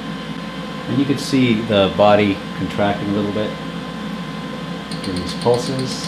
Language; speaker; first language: English; native; English